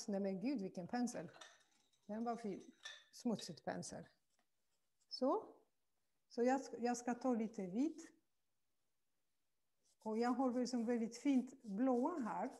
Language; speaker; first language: Swedish; non-native, fluent; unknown